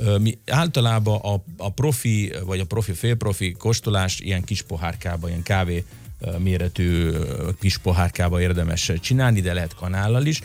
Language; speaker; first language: Hungarian; early bilingual, other home language; Italian